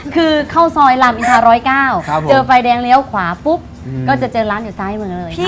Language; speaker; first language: Thai; native; Thai